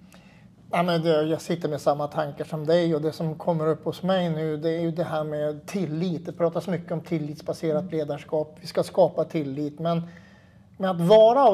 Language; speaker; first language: Swedish; native; Swedish